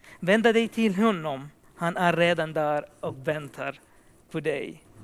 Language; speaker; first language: Swedish; non-native, fluent; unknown